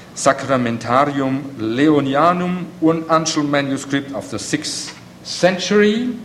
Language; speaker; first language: English; non-native, fluent; German